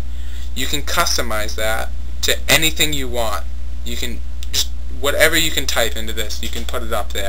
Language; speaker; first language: English; native; English